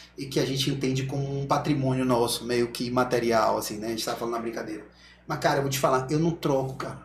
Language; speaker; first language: Portuguese; native; Portuguese